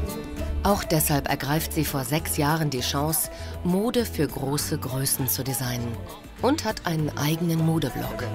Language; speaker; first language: German; native; German